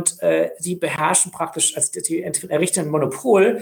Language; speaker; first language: German; native; German